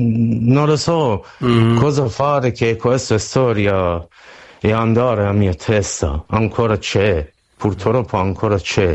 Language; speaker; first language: Italian; non-native, learner; Persian